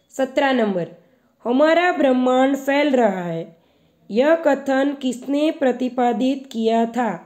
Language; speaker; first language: Hindi; non-native, local second language; Gujarati